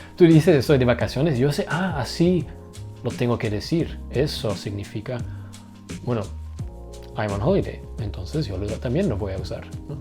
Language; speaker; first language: Spanish; non-native, fluent; Dutch